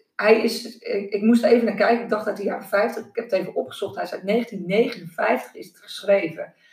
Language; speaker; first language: Dutch; native; Dutch